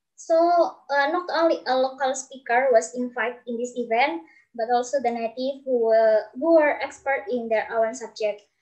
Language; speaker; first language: English; non-native, learner; Indonesian